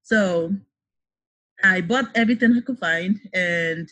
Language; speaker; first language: English; non-native, local second language; Igbo